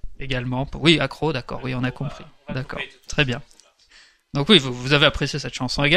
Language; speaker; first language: French; native; French